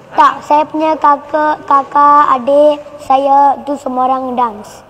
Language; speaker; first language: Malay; non-native, local second language; Tamil